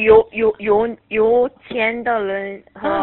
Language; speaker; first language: Chinese; non-native, learner; Korean